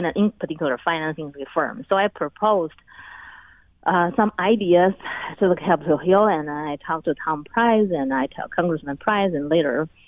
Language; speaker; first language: English; non-native, fluent; Chinese